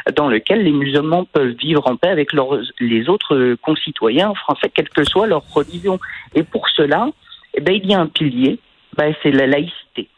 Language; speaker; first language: French; native; French